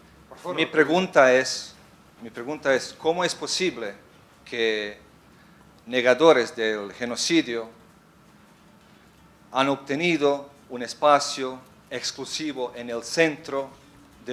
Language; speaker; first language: Spanish; non-native, fluent; Bosnian